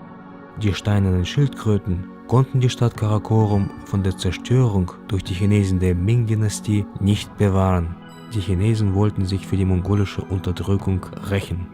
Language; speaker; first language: German; native; German